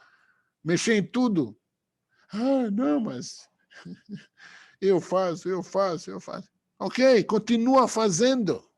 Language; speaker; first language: Portuguese; non-native, fluent; Hebrew